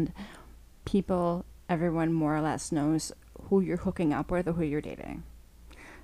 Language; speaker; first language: English; native; English